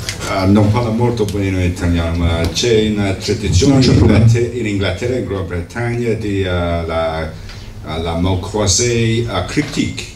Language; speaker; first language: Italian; non-native, learner; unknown